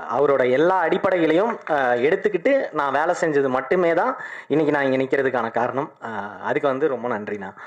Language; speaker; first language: Tamil; native; Tamil